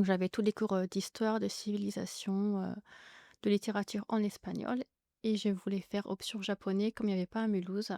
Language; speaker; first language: French; native; French